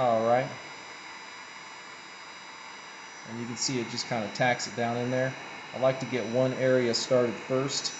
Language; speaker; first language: English; native; English